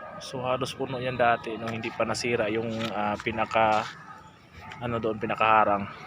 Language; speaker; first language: Filipino; native; Filipino